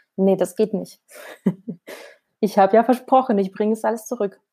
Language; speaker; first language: German; non-native, fluent; Russian